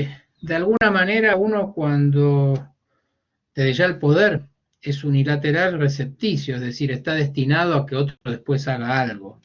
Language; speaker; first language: Spanish; native; Spanish